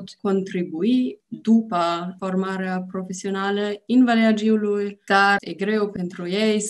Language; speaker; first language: Romanian; non-native, learner; German